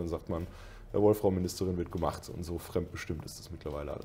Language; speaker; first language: German; native; German